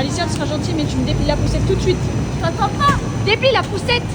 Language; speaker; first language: French; native; French